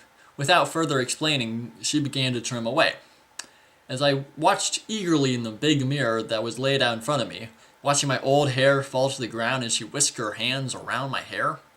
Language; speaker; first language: English; native; English